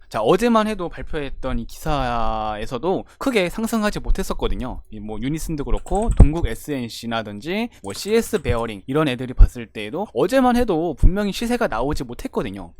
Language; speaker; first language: Korean; native; Korean